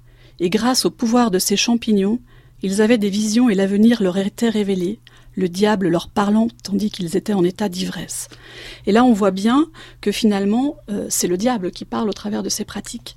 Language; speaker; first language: French; native; French